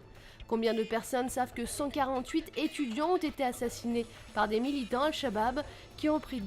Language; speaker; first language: French; native; French